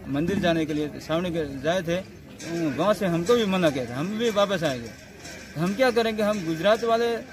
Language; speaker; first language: Hindi; non-native, local second language; Gujarati